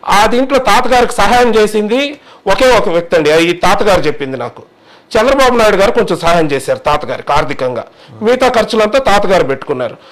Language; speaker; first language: Telugu; native; Telugu